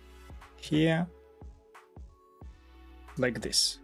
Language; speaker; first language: English; non-native, fluent; Russian